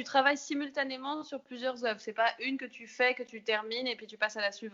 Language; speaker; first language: French; native; French